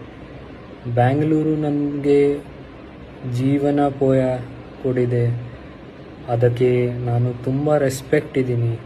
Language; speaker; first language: Kannada; non-native, learner; Hindi